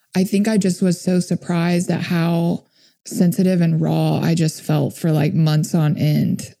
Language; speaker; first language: English; native; English